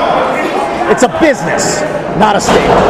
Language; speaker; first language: English; native; English